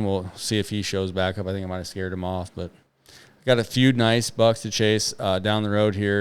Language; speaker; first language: English; native; English